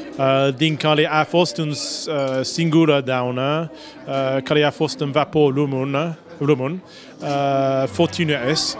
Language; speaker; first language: Romanian; non-native, learner; English